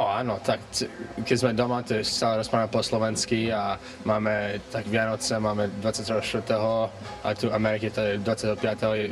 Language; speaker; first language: Slovak; early bilingual, heritage; English